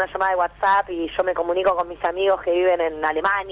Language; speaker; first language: Spanish; native; Spanish